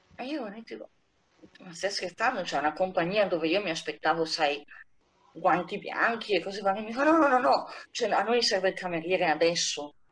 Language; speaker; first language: Italian; native; Italian